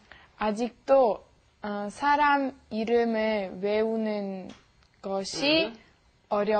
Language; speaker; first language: Korean; non-native, learner; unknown